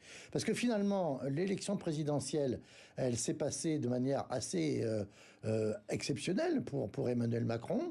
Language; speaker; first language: French; native; French